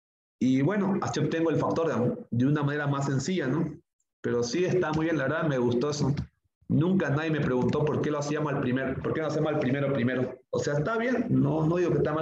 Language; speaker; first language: Spanish; native; Spanish